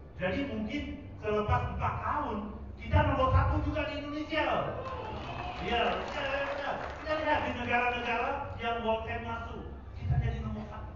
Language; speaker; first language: Indonesian; non-native, fluent; Tamil